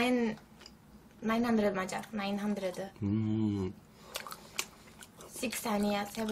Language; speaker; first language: Korean; non-native, learner; Turkish